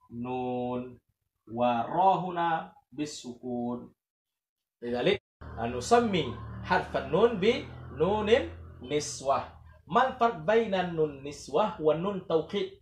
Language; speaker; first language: Arabic; non-native, fluent; Indonesian